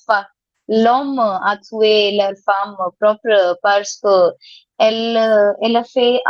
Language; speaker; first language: French; non-native, learner; Hindi